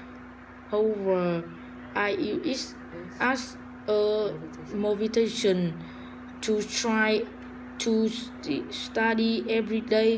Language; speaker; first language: English; non-native, learner; Vietnamese